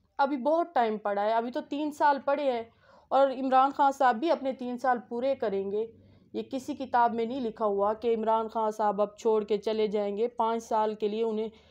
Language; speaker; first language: Urdu; non-native, local second language; Saraiki